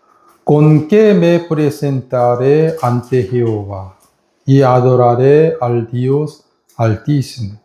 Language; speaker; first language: Spanish; non-native, fluent; Korean